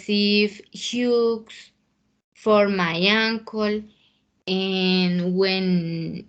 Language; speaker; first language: English; non-native, learner; Spanish